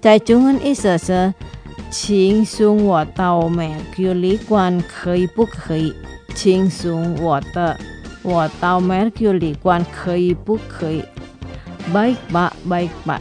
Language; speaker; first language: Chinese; non-native, fluent; Indonesian